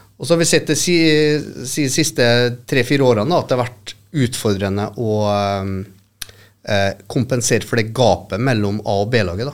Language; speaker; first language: Norwegian; native; Norwegian